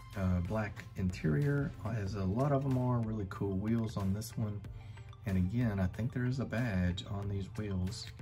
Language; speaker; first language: English; native; English